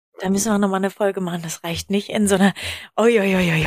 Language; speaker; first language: German; native; German